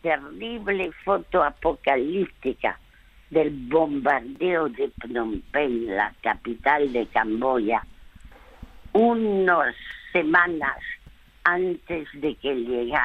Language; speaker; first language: Spanish; early bilingual, other home language; French